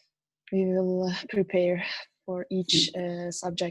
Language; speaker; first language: English; non-native, fluent; Turkish